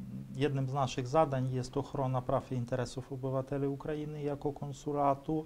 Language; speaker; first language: Polish; non-native, fluent; Ukrainian